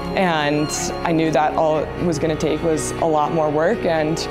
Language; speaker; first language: English; native; English